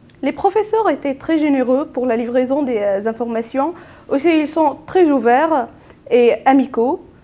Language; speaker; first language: French; non-native, local second language; Arabic